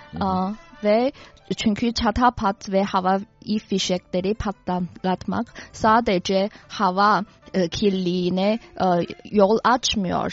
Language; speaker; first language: Turkish; non-native, fluent; Chinese